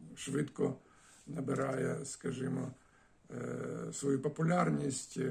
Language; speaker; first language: Ukrainian; native; Ukrainian